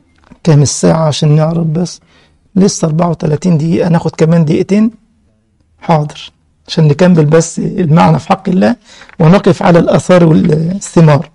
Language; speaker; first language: Arabic; native; Arabic